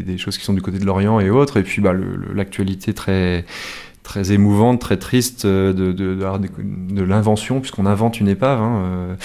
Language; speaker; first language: French; native; French